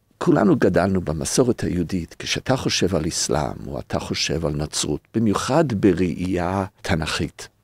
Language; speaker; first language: Hebrew; non-native, fluent; English